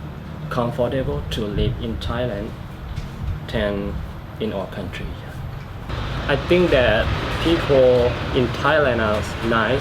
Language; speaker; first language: English; non-native, learner; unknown